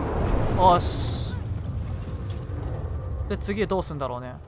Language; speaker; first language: Japanese; native; Japanese